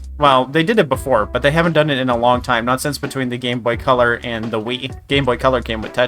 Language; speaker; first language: English; native; English